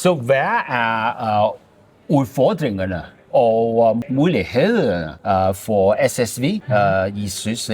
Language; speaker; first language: Danish; non-native, learner; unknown